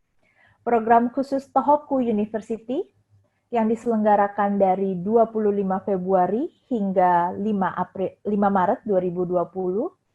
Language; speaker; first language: Indonesian; native; Indonesian